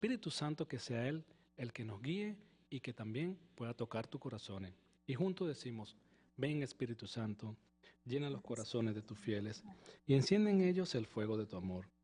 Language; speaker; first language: Spanish; native; Spanish